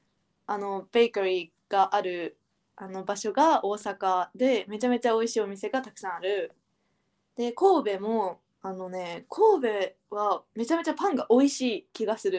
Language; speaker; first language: Japanese; native; Japanese